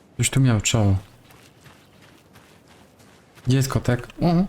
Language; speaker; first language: Polish; native; Polish